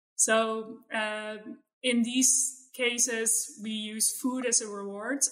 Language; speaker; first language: English; non-native, fluent; Dutch